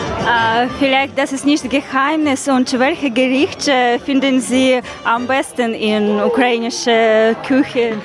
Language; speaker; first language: German; non-native, learner; Ukrainian